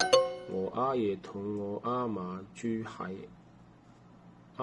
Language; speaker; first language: Cantonese; non-native, learner; Chinese